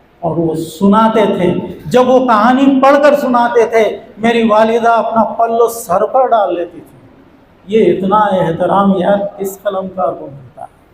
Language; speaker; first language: Urdu; native; Urdu